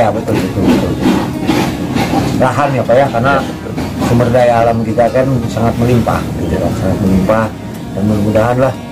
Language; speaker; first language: Indonesian; native; Indonesian